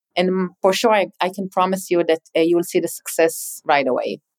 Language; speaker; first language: English; non-native, fluent; Hebrew